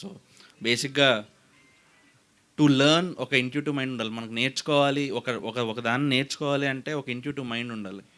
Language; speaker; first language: Telugu; native; Telugu